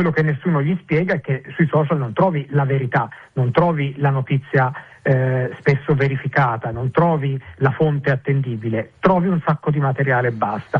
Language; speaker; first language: Italian; native; Italian